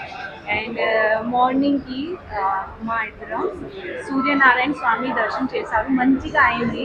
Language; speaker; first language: Telugu; non-native, learner; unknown